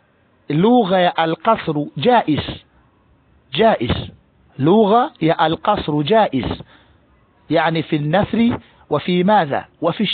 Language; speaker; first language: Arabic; non-native, fluent; Swahili